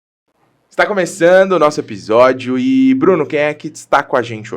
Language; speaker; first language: Portuguese; native; Portuguese